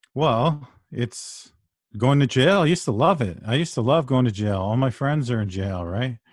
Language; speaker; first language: English; native; English